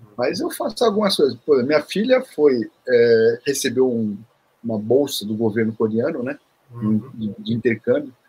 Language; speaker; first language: Portuguese; early bilingual, other home language; Korean